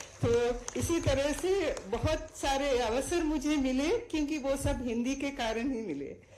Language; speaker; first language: Hindi; non-native, fluent; Sinhala